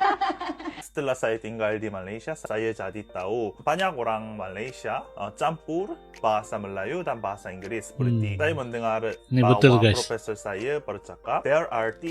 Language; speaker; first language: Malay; non-native, learner; English